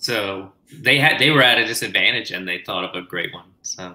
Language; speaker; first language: English; native; English